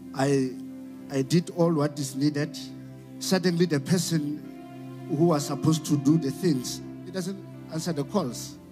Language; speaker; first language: English; non-native, local second language; Southern Sotho